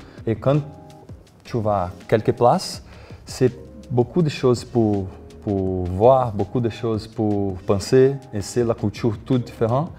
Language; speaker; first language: French; non-native, learner; Portuguese